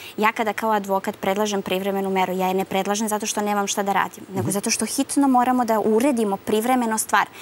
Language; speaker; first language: Serbian; native; Serbian